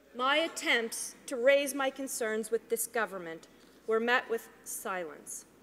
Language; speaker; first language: English; native; English